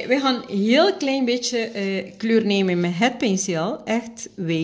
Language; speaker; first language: Dutch; non-native, fluent; Spanish